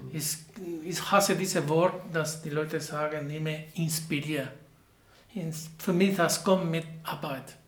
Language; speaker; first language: German; non-native, learner; Spanish